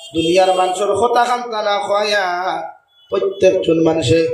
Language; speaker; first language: Bangla; non-native, local second language; Sylheti